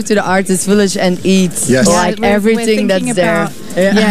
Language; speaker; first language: English; native; English